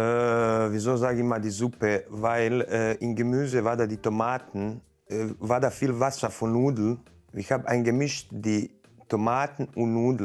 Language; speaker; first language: German; non-native, fluent; Croatian